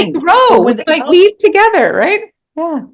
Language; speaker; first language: English; native; English